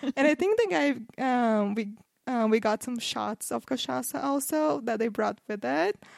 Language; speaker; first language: English; non-native, fluent; Portuguese